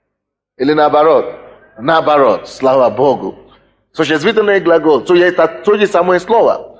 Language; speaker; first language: Russian; native; Russian